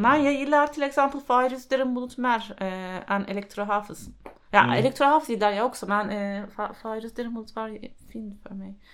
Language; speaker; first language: Swedish; non-native, fluent; Turkish